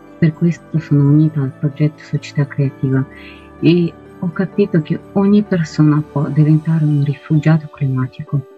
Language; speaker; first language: Italian; non-native, fluent; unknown